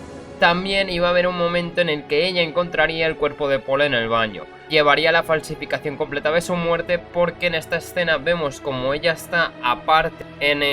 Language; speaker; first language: Spanish; native; Spanish